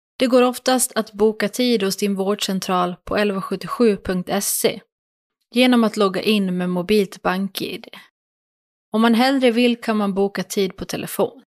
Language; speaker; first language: Swedish; native; Swedish